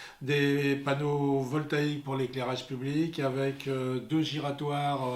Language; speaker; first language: French; native; French